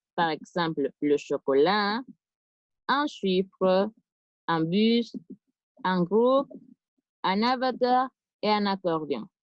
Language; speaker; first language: French; non-native, fluent; Spanish